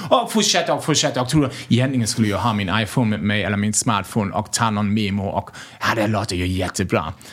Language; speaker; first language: Swedish; non-native, fluent; German